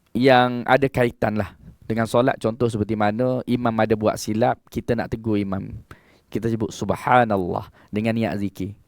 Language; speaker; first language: Malay; native; Malay